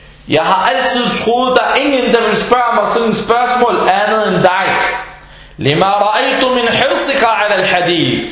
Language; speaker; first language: Danish; non-native, fluent; Arabic